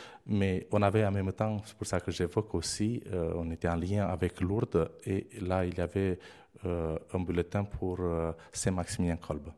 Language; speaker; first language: French; non-native, fluent; Romanian